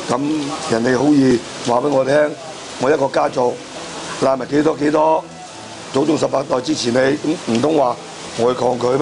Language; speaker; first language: Cantonese; native; Cantonese